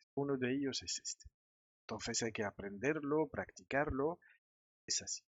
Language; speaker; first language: Spanish; non-native, fluent; French